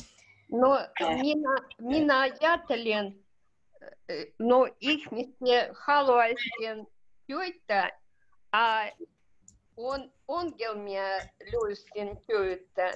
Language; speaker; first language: Finnish; non-native, learner; Russian